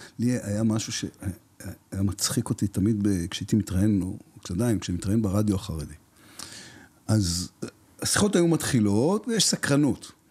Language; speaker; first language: Hebrew; native; Hebrew